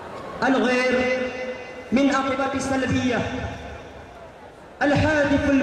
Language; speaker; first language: Arabic; non-native, learner; Indonesian